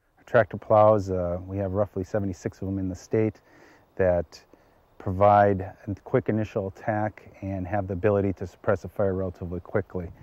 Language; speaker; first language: English; native; English